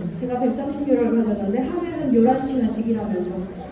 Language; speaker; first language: Korean; native; Korean